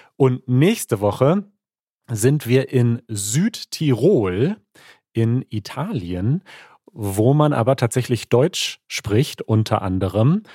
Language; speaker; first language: German; native; German